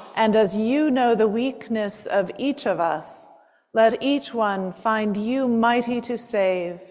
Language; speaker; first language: English; native; English